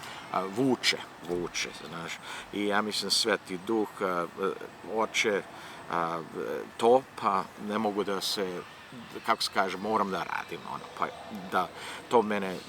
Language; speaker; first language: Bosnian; early bilingual, heritage; Serbian